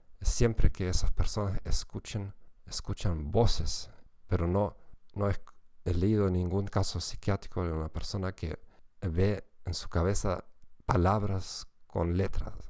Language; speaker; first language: Spanish; non-native, fluent; German